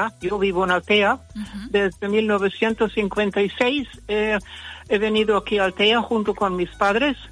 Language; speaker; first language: Spanish; early bilingual, other home language; German